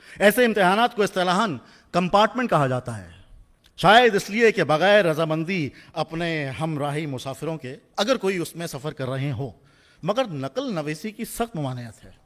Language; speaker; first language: Urdu; native; Urdu